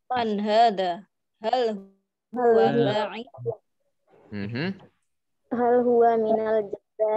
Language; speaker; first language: Arabic; non-native, learner; Indonesian